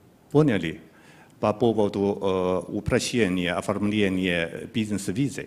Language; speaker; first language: Russian; non-native, fluent; Chinese